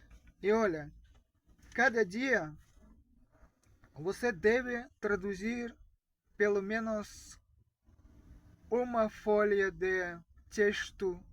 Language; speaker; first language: Portuguese; non-native, fluent; Russian